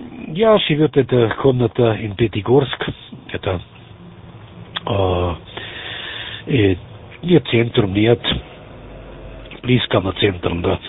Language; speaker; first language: Russian; non-native, learner; German